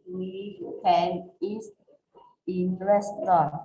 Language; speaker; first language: English; non-native, learner; Vietnamese